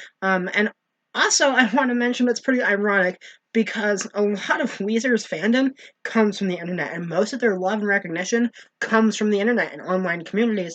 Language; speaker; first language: English; native; English